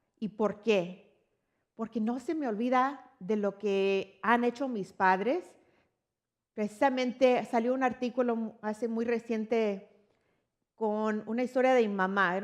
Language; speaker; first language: Spanish; early bilingual, heritage; Spanish